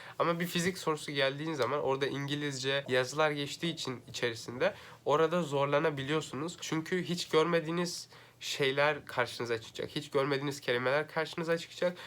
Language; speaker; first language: Turkish; native; Turkish